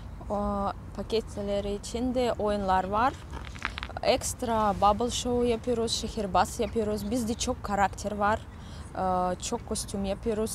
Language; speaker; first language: Turkish; non-native, learner; Russian